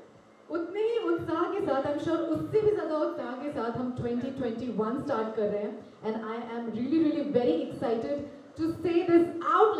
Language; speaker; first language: Hindi; native; Hindi